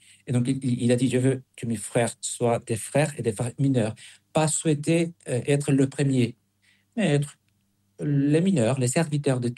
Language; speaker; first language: French; non-native, fluent; Spanish